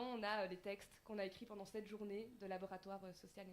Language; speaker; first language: French; native; French